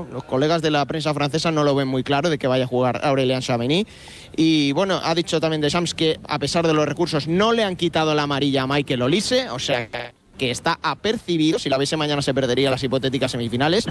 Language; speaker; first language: Spanish; native; Spanish